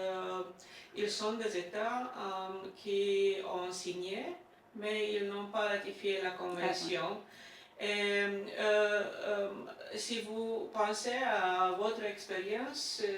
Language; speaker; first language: French; non-native, fluent; Romanian